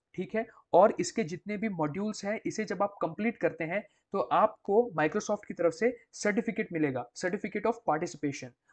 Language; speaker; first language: Hindi; non-native, local second language; Gujarati